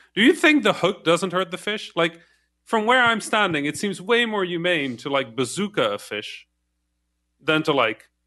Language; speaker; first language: English; non-native, fluent; Dutch